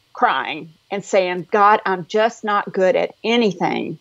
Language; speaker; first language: English; native; English